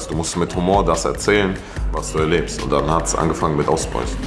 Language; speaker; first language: German; early bilingual, other home language; Russian